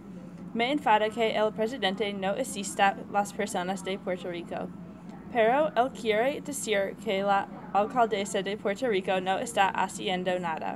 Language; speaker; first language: Spanish; non-native, learner; English